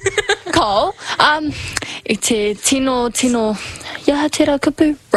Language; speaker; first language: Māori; non-native, local second language; English